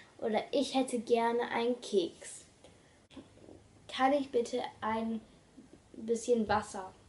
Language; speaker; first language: German; non-native, learner; English